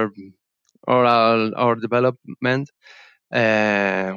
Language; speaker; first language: English; non-native, learner; Spanish